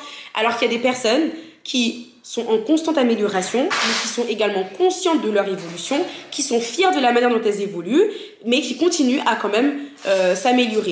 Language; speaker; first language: French; native; French